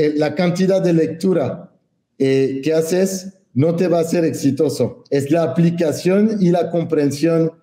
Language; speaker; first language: Spanish; non-native, fluent; French